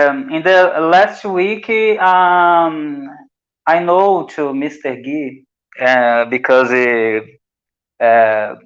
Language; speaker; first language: English; non-native, learner; Portuguese